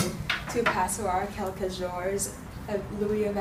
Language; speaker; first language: French; non-native, learner; English